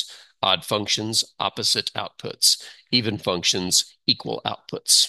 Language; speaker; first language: English; native; English